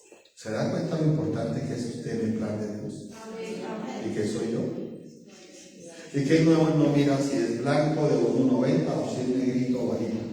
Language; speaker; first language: Spanish; native; Spanish